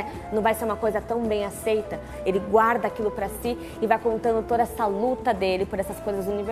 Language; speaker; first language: Portuguese; native; Portuguese